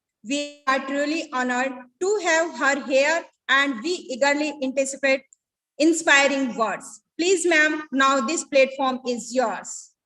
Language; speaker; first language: English; non-native, local second language; Hindi